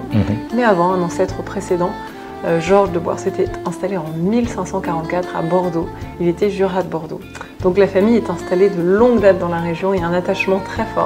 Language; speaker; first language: French; native; French